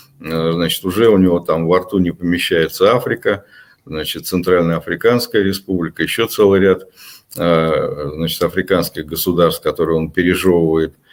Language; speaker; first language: Russian; native; Russian